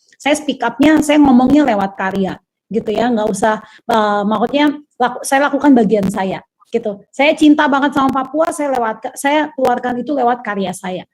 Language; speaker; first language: Indonesian; native; Indonesian